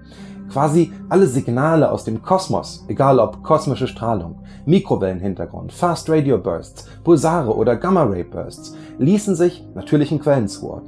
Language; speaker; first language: German; native; German